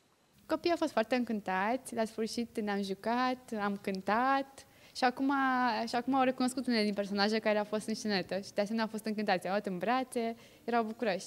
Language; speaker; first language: Romanian; native; Romanian